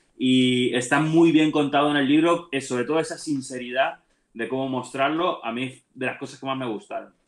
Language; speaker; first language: Spanish; native; Spanish